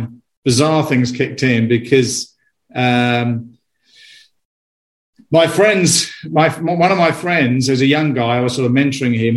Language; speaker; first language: English; native; English